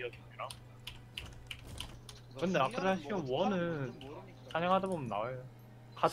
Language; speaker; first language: Korean; native; Korean